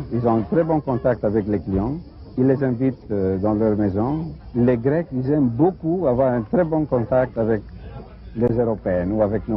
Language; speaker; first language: French; non-native, learner; Greek